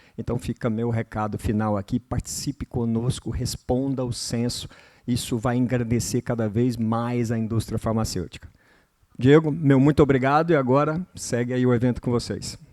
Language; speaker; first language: Portuguese; native; Portuguese